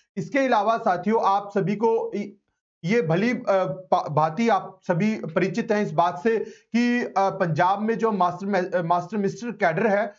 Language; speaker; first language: Hindi; non-native, local second language; Punjabi